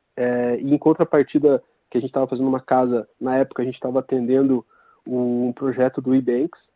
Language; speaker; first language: Portuguese; native; Portuguese